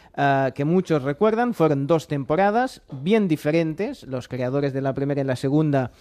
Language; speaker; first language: Spanish; non-native, fluent; English